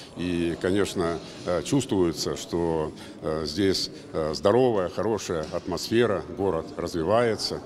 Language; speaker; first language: Russian; native; Russian